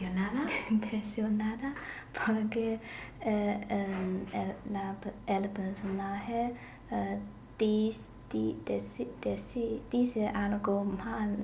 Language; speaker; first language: Spanish; non-native, learner; Chinese